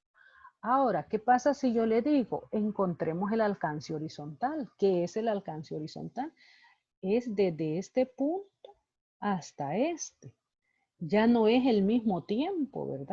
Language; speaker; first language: Spanish; native; Spanish